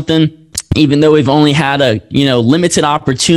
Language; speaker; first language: English; native; English